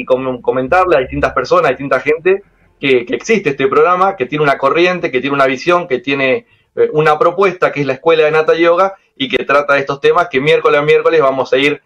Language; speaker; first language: Spanish; native; Spanish